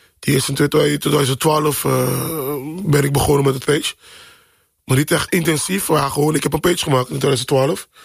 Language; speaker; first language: Dutch; non-native, local second language; Papiamento